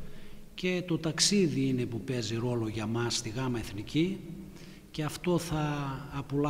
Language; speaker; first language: Greek; native; Greek